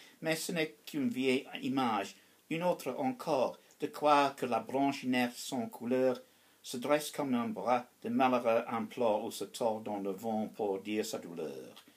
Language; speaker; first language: French; non-native, fluent; English